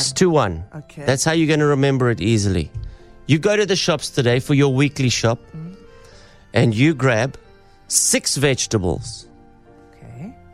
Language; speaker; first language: English; native; English